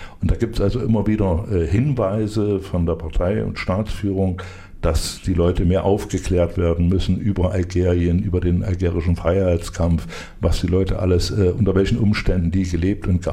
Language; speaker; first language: German; native; German